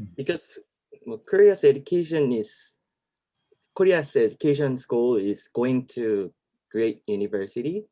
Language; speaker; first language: English; non-native, learner; Korean